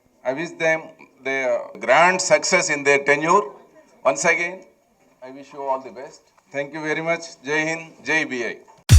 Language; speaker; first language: English; non-native, local second language; Telugu